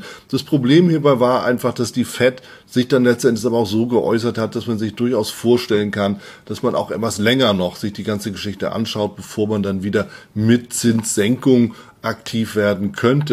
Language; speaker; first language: German; native; German